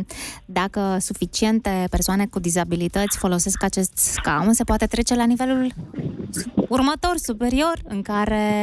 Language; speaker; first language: Romanian; native; Romanian